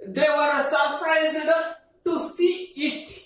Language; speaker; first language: English; non-native, local second language; Kannada